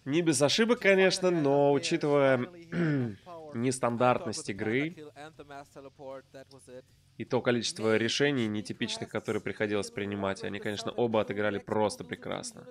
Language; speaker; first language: Russian; native; Russian